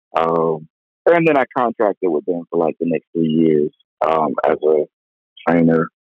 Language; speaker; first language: English; native; English